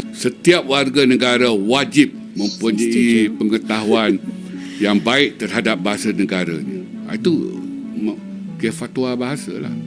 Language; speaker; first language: Malay; native; Malay